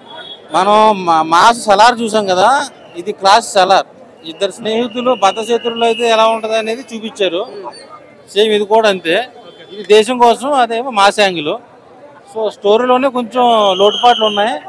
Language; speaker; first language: Telugu; native; Telugu